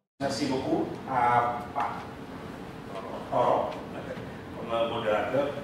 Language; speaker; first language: French; non-native, fluent; Indonesian